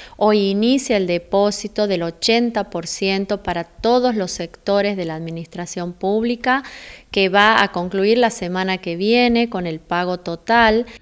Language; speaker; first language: Spanish; native; Spanish